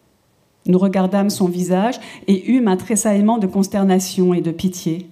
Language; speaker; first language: French; native; French